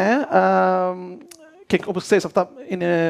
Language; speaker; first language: Greek; early bilingual, heritage; Greek